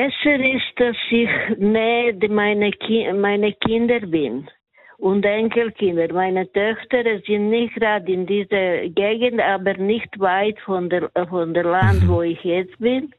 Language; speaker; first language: German; non-native, fluent; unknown